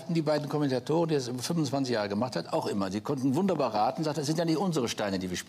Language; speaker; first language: German; native; German